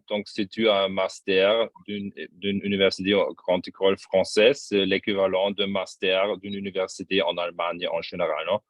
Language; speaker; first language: French; non-native, fluent; German